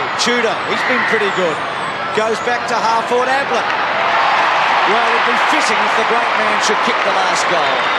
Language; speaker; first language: English; native; English